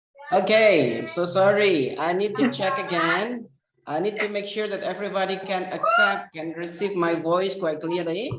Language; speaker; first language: English; non-native, fluent; Indonesian